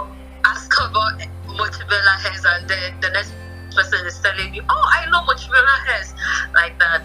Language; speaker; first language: English; non-native, local second language; Yoruba